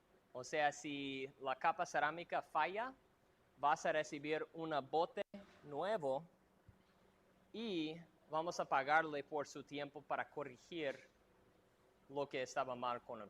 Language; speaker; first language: Spanish; non-native, fluent; English